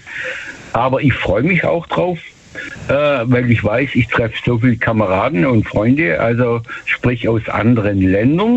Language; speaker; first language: German; native; German